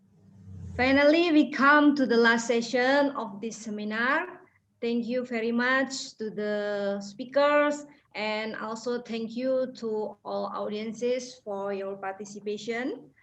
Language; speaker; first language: English; non-native, fluent; Indonesian